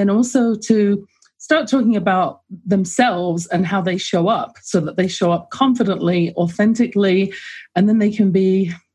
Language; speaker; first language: English; native; English